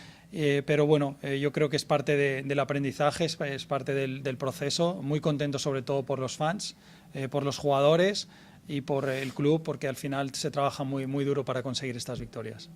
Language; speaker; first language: Spanish; native; Spanish